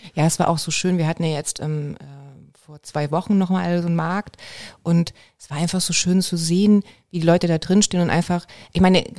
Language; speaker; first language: German; native; German